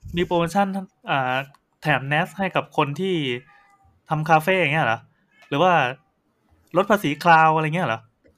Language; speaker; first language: Thai; native; Thai